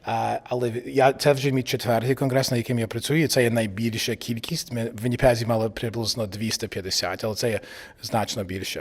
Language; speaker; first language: Ukrainian; early bilingual, heritage; English